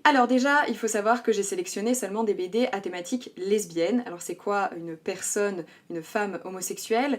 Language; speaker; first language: French; native; French